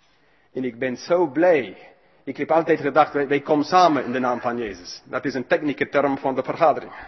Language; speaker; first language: Dutch; non-native, fluent; English